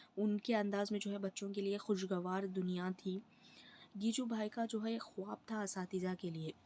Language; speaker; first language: Urdu; native; Urdu